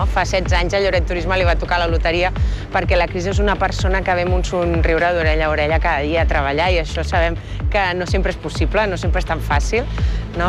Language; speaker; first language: Catalan; native; Catalan